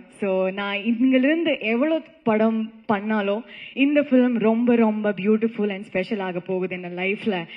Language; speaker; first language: Tamil; non-native, learner; Kannada